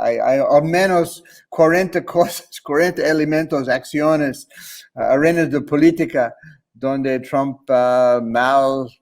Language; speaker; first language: Spanish; non-native, fluent; English